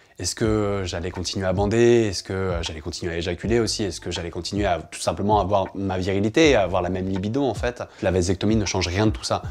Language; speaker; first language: French; native; French